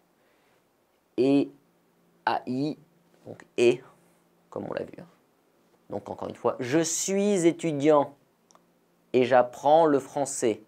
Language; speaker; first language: French; native; French